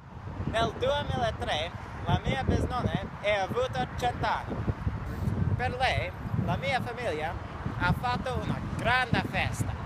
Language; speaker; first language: Italian; non-native, learner; English